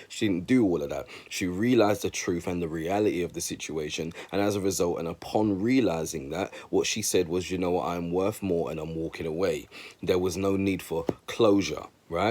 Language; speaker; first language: English; native; English